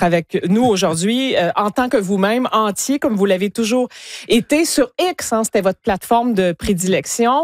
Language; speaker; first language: French; native; French